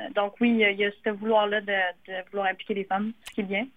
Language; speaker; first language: French; native; French